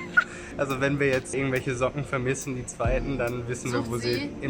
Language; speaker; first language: German; native; German